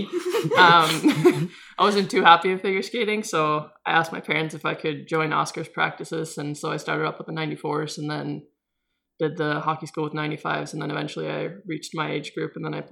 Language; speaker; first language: English; non-native, fluent; Swedish